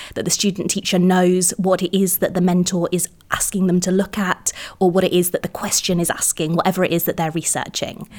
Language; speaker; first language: English; native; English